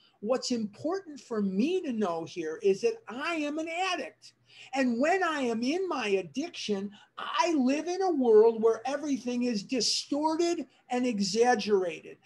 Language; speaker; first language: English; native; English